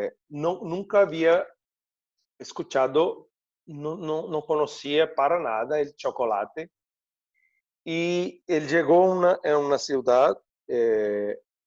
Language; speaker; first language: Spanish; non-native, fluent; Portuguese